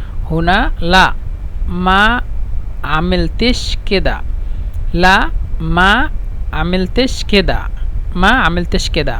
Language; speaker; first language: Arabic; non-native, fluent; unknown